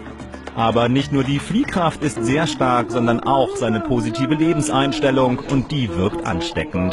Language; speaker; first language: German; native; German